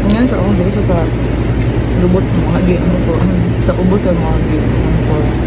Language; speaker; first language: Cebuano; native; Cebuano